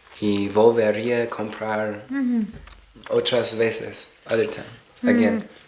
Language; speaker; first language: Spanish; non-native, learner; English